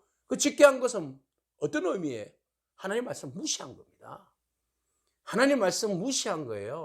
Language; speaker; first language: Korean; native; Korean